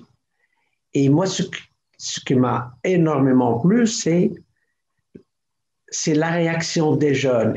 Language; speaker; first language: French; non-native, local second language; Arabic